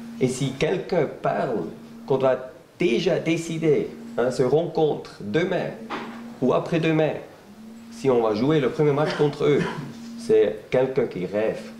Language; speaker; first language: French; non-native, local second language; Swiss German